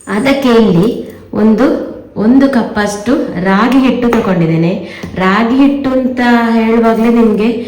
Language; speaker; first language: Kannada; native; Kannada